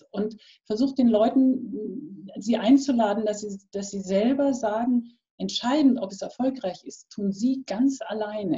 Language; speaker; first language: German; native; German